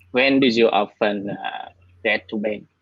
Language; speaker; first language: English; non-native, learner; Vietnamese